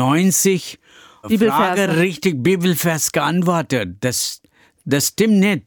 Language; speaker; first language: German; non-native, learner; Tamil